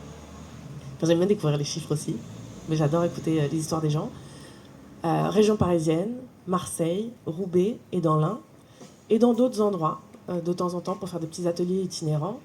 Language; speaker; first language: French; native; French